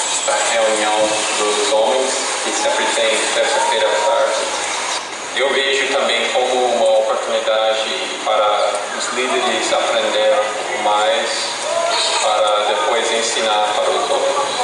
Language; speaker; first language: Portuguese; non-native, fluent; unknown